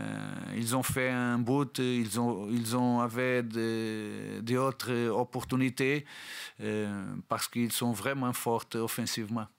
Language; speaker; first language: French; non-native, learner; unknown